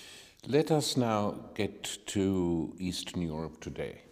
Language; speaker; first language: English; native; English